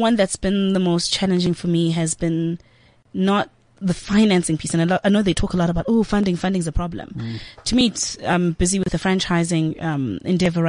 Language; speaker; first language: English; non-native, local second language; Zulu